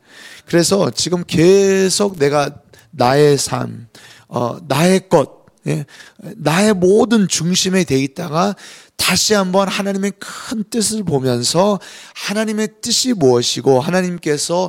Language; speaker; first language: Korean; native; Korean